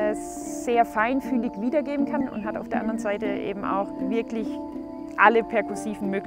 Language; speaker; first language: German; native; German